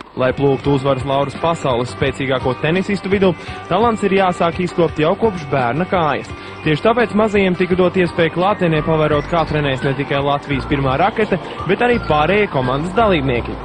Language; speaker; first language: Latvian; native; Latvian